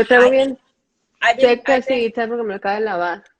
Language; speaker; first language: Spanish; early bilingual, heritage; Spanish